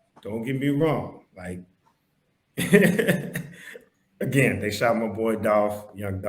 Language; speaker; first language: English; native; English